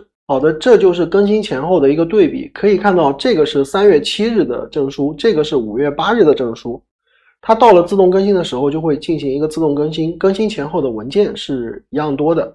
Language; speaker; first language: Chinese; native; Chinese